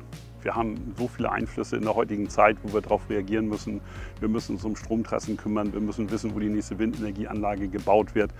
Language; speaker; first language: German; native; German